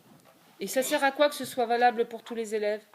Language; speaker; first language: French; native; French